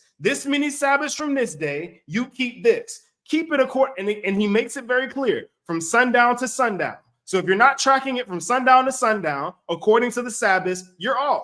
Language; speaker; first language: English; native; English